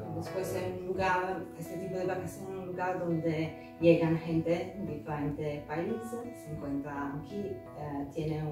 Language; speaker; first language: Spanish; non-native, learner; Italian